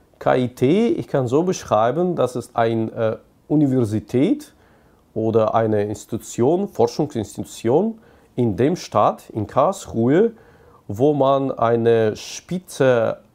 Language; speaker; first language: German; non-native, fluent; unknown